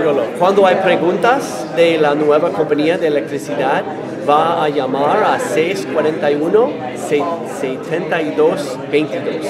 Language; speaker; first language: Spanish; non-native, learner; English